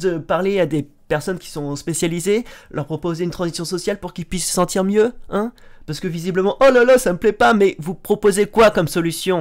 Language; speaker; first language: French; native; French